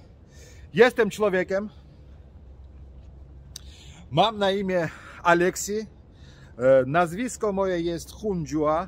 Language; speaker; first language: Polish; non-native, fluent; Georgian